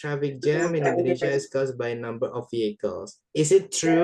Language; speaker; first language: English; non-native, fluent; Indonesian